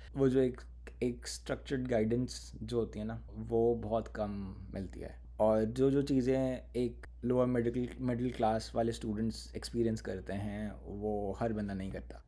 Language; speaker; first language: Urdu; native; Urdu